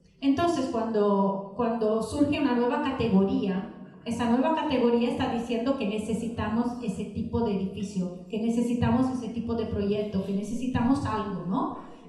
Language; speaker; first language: Spanish; non-native, fluent; Italian